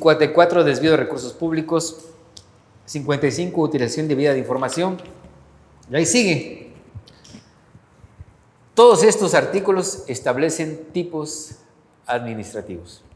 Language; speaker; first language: Spanish; native; Spanish